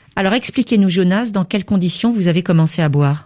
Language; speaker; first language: French; native; French